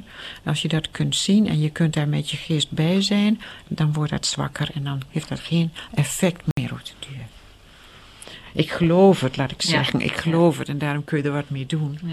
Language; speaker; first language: Dutch; native; Dutch